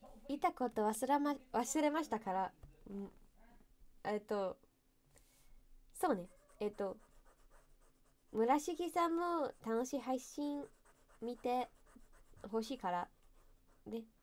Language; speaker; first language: Japanese; non-native, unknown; English